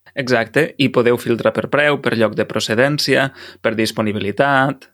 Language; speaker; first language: Catalan; native; Catalan